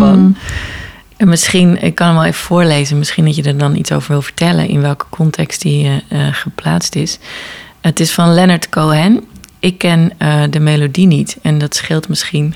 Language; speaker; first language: Dutch; native; Dutch